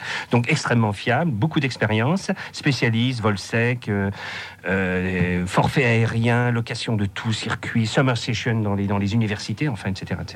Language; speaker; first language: French; native; French